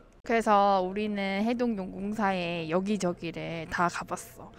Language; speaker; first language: Korean; native; Korean